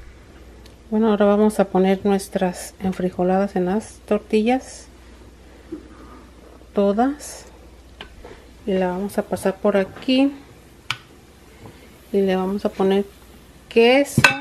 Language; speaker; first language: Spanish; native; Spanish